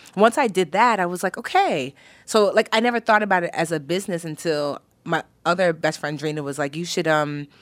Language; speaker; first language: English; native; English